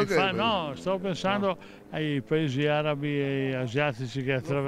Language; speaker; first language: Italian; native; Italian